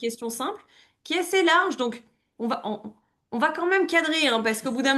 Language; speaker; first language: French; native; French